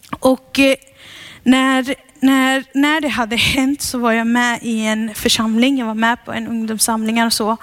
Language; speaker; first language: Swedish; early bilingual, heritage; Swedish